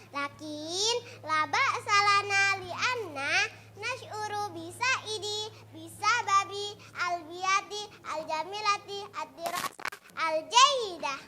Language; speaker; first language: Arabic; non-native, learner; Indonesian